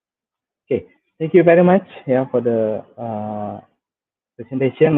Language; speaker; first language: English; non-native, fluent; Indonesian